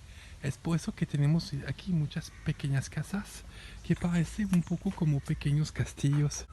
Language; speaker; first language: Spanish; non-native, learner; French